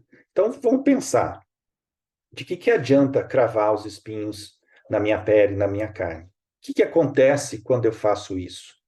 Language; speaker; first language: Portuguese; native; Portuguese